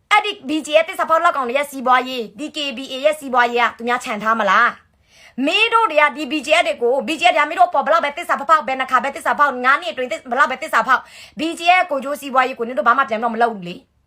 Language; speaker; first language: Burmese; non-native, local second language; S'gaw Karen